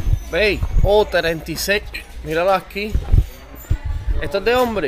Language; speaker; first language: Spanish; native; Spanish